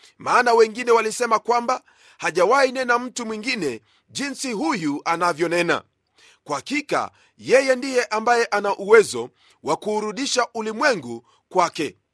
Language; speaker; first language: Swahili; non-native, local second language; Luyia